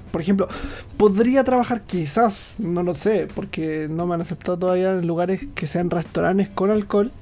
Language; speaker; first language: Spanish; native; Spanish